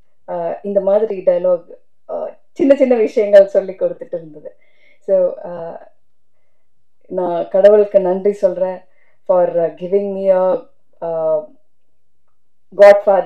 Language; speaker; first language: Tamil; non-native, fluent; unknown